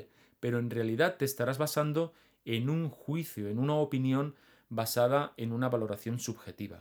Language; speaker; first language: Spanish; native; Spanish